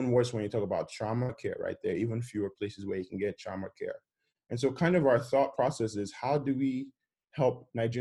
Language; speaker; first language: English; non-native, local second language; Yoruba